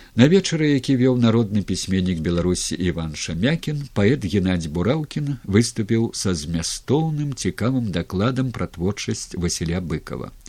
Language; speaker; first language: Belarusian; native; Belarusian